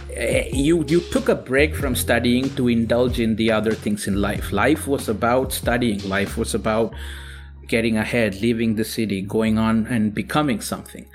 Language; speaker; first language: English; non-native, local second language; Tamil